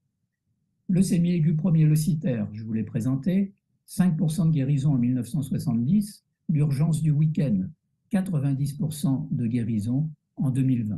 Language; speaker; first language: French; native; French